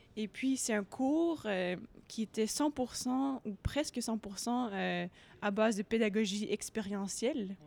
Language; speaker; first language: French; native; French